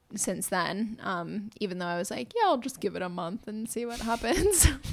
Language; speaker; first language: English; native; English